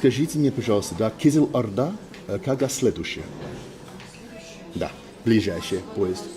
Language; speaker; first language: Russian; non-native, learner; English